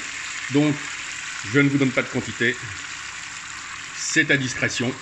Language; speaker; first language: French; native; French